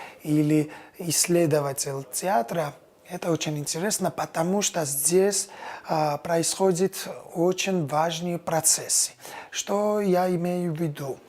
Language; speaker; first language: Russian; non-native, fluent; Georgian